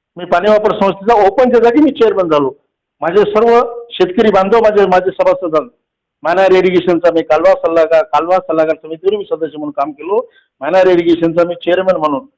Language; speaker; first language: Marathi; native; Marathi